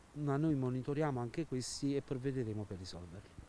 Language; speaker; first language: Italian; native; Italian